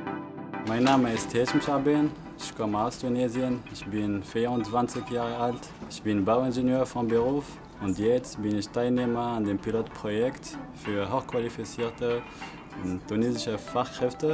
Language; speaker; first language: German; non-native, learner; Arabic